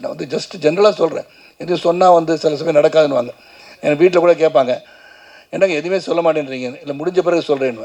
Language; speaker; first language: Tamil; native; Tamil